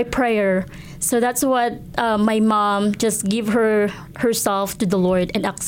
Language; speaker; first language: English; non-native, local second language; Cebuano